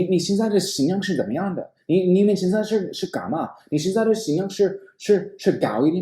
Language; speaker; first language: Chinese; non-native, fluent; English